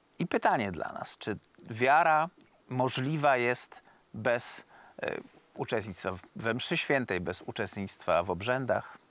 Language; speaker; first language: Polish; native; Polish